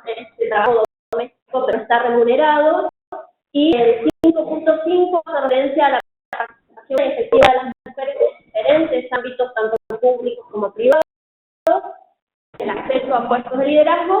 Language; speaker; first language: Spanish; native; Spanish